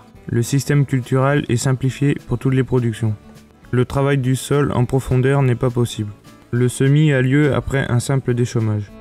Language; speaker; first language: French; native; French